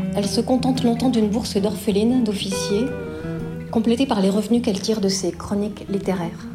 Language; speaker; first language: French; native; French